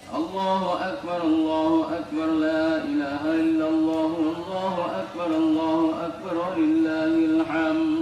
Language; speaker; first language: Arabic; non-native, fluent; Bangla